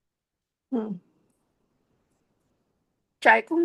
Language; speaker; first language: Chinese; non-native, learner; Hindi